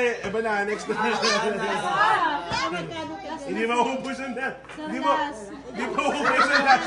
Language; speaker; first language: Filipino; native; Filipino